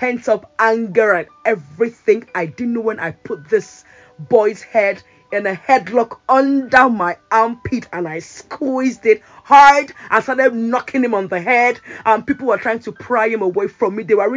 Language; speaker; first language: English; non-native, local second language; Yoruba